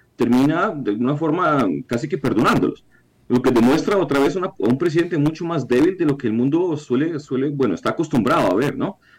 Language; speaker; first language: Spanish; non-native, fluent; Ukrainian